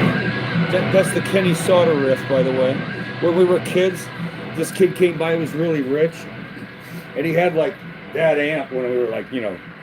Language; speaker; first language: English; native; English